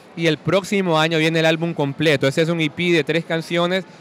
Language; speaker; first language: Spanish; native; Spanish